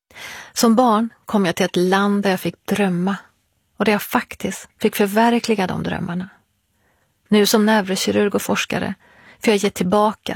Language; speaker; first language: Swedish; early bilingual, other home language; Persian